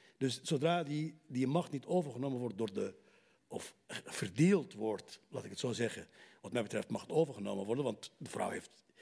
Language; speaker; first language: Dutch; non-native, fluent; Arabic